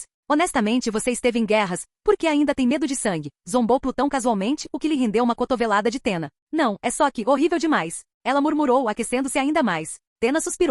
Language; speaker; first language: Portuguese; native; Portuguese